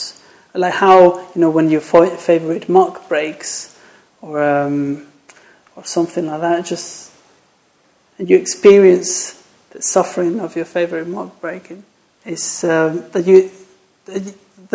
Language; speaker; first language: English; non-native, fluent; Spanish